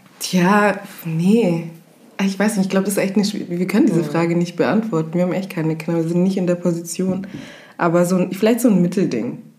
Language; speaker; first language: German; early bilingual, other home language; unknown